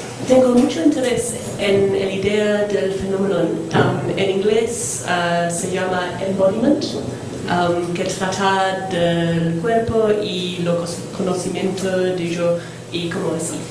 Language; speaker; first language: Spanish; non-native, fluent; English